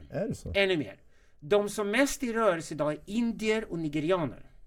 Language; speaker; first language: Swedish; native; Swedish